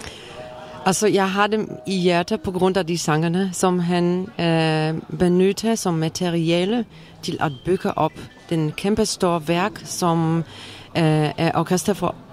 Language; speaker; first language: Danish; non-native, fluent; Polish